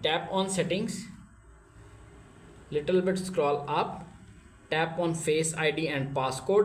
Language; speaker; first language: English; non-native, local second language; Urdu